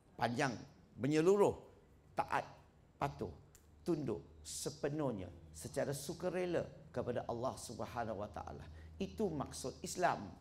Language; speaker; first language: Malay; non-native, local second language; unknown